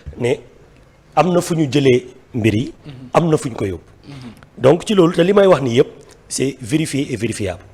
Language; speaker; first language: Wolof; native; Wolof